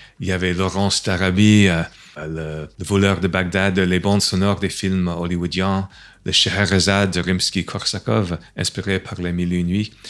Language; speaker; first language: French; non-native, fluent; English